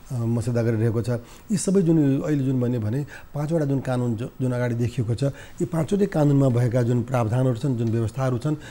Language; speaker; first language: Nepali; non-native, local second language; Maithili